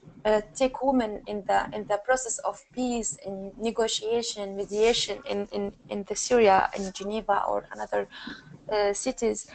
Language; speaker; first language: English; non-native, learner; Arabic